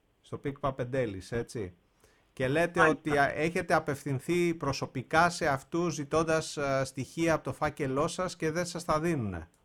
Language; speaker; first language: Greek; native; Greek